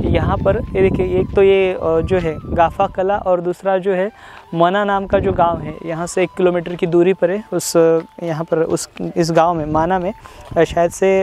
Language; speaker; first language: Hindi; non-native, local second language; Marathi